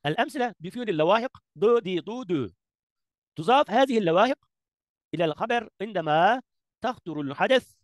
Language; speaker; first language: Arabic; non-native, learner; Turkish